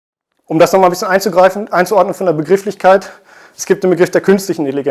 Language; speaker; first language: German; native; German